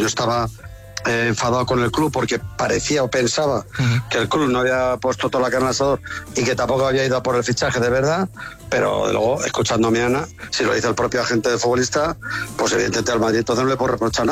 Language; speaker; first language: Spanish; native; Spanish